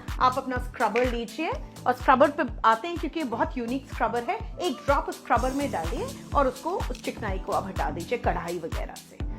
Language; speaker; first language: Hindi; non-native, local second language; Bangla